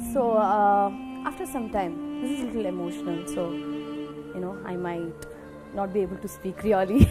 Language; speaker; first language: English; non-native, local second language; Telugu